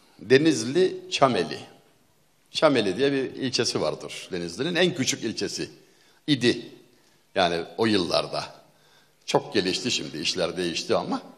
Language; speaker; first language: Turkish; native; Turkish